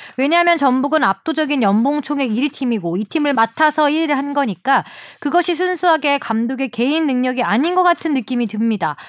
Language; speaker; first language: Korean; native; Korean